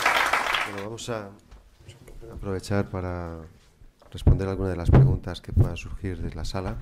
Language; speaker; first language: Spanish; native; Spanish